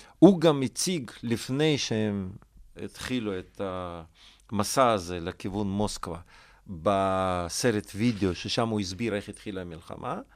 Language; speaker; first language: Hebrew; non-native, fluent; Russian